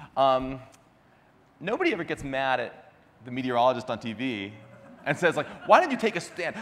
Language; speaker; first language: English; native; English